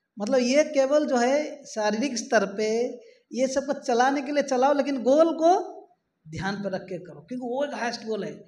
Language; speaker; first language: Hindi; non-native, local second language; Marathi